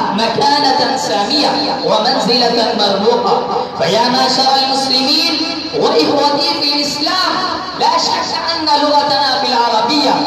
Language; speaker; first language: Arabic; non-native, learner; Urdu